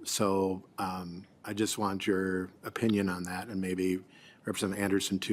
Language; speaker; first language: English; native; English